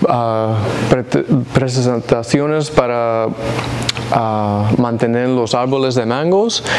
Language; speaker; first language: Spanish; early bilingual, heritage; English